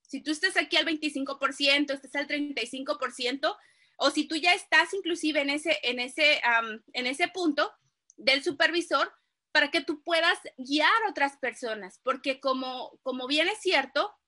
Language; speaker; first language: Spanish; native; Spanish